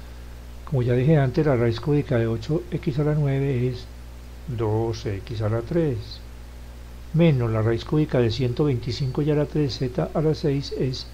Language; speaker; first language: Spanish; native; Spanish